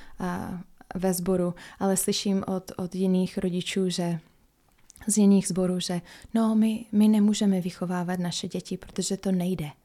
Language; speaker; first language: Czech; non-native, fluent; English